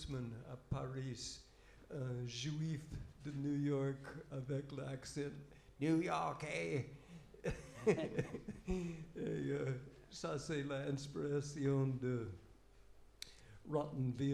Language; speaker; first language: French; non-native, fluent; English